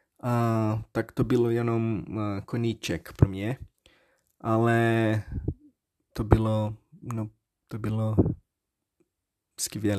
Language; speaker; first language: Czech; non-native, learner; Portuguese